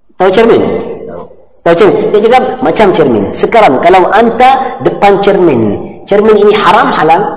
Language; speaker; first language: Malay; non-native, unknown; Arabic